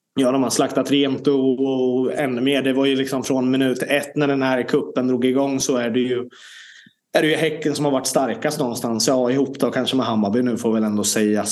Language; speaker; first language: Swedish; native; Swedish